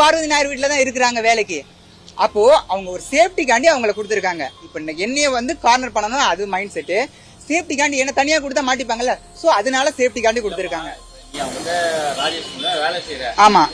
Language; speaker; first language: Tamil; native; Tamil